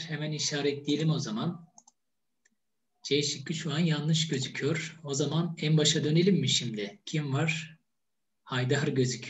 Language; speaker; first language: Turkish; native; Turkish